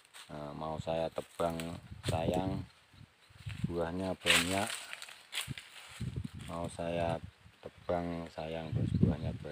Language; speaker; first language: Indonesian; non-native, local second language; Javanese